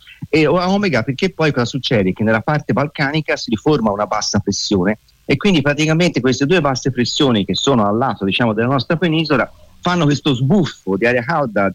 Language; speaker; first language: Italian; native; Italian